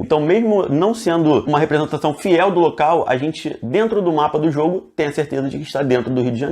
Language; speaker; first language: Portuguese; native; Portuguese